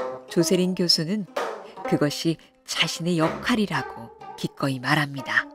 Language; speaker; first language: Korean; native; Korean